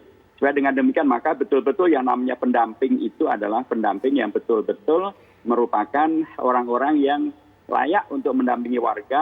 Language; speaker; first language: Indonesian; native; Indonesian